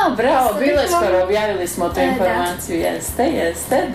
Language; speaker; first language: Serbian; native; Serbian